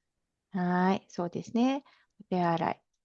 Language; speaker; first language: Japanese; non-native, fluent; Filipino